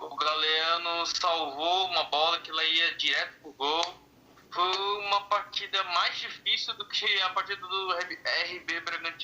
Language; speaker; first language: Portuguese; native; Portuguese